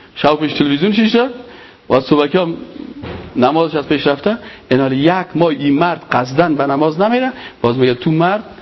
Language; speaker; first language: Persian; native; Persian